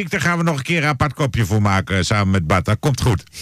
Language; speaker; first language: Dutch; native; Dutch